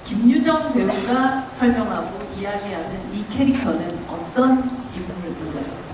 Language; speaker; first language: Korean; native; Korean